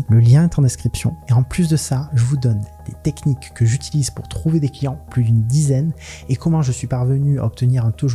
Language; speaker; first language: French; native; French